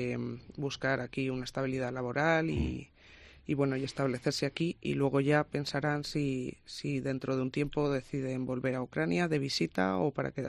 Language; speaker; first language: Spanish; native; Spanish